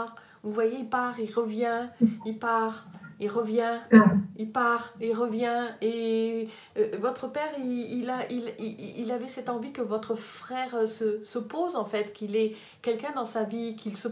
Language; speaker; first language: French; native; French